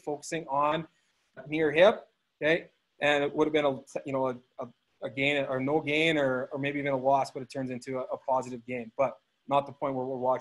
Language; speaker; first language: English; native; English